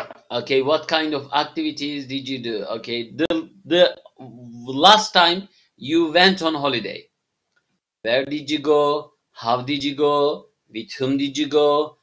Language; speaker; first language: English; non-native, fluent; Turkish